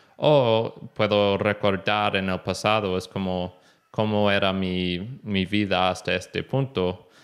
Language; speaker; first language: Spanish; non-native, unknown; English